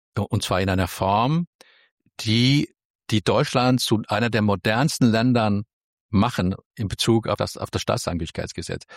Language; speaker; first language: German; early bilingual, other home language; Spanish